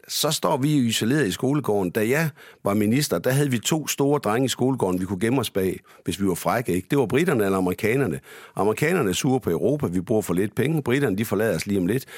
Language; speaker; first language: Danish; native; Danish